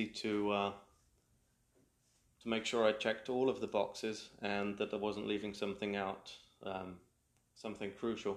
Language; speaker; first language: English; native; English